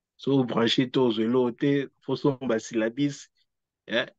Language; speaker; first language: French; non-native, local second language; Lingala